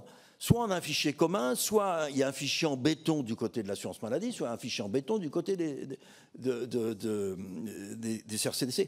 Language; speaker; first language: French; native; French